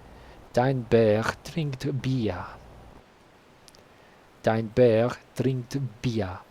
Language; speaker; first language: German; non-native, learner; Spanish